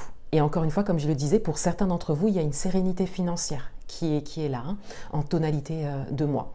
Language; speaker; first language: French; native; French